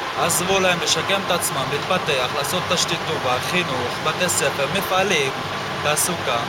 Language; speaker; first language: Hebrew; non-native, local second language; Arabic